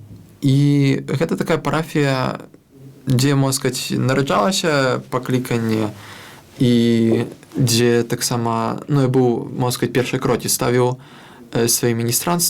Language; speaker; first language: Belarusian; non-native, local second language; Russian